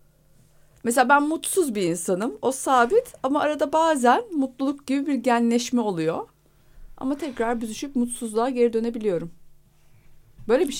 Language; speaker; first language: Turkish; native; Turkish